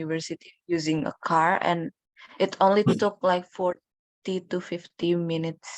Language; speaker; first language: English; non-native, learner; Indonesian